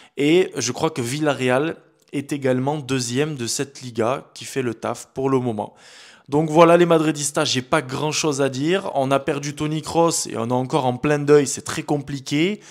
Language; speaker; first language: French; native; French